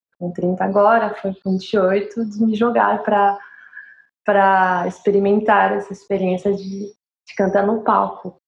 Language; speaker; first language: Portuguese; non-native, fluent; French